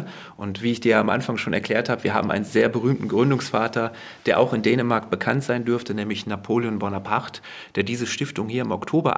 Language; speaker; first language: German; native; German